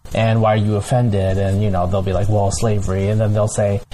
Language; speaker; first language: English; early bilingual, other home language; Bangla